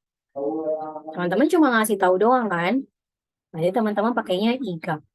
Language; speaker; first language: Indonesian; native; Indonesian